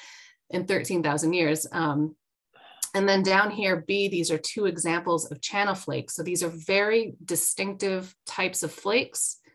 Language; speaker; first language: English; native; English